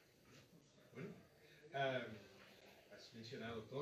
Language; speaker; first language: Spanish; non-native, fluent; English